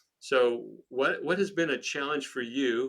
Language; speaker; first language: English; native; English